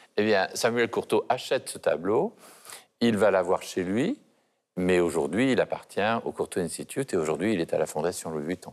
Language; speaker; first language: French; native; French